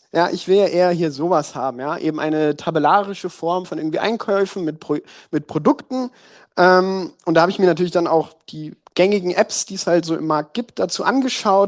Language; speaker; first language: German; native; German